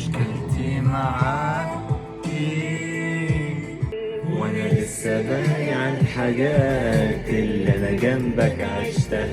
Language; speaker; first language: Arabic; native; Arabic